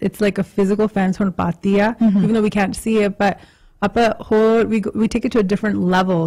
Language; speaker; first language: English; early bilingual, other home language; Punjabi